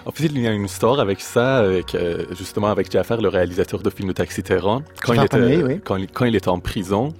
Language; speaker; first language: French; non-native, fluent; Persian